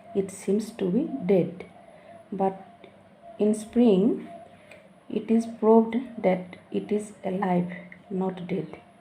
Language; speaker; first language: English; non-native, local second language; Assamese